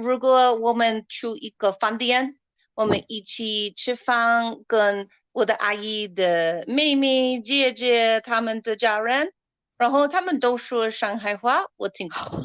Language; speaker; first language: Chinese; non-native, learner; English